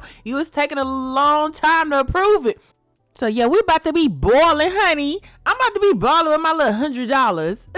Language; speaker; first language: English; native; English